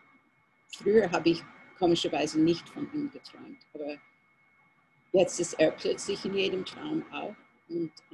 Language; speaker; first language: German; non-native, fluent; English